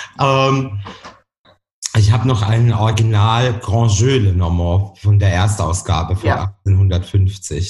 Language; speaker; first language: German; native; German